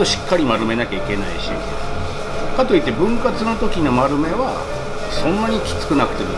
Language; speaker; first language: Japanese; native; Japanese